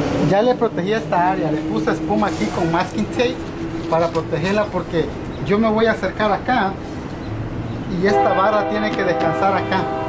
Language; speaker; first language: Spanish; native; Spanish